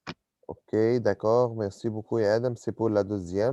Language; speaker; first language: French; non-native, fluent; Arabic